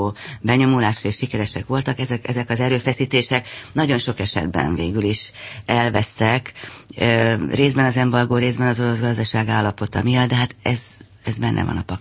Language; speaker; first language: Hungarian; native; Hungarian